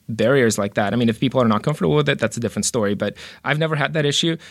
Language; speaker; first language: English; early bilingual, other home language; Russian